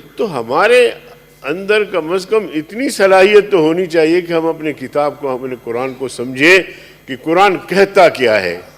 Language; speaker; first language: Urdu; non-native, local second language; Pashto